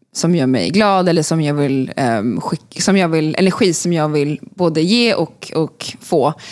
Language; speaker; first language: Swedish; native; Swedish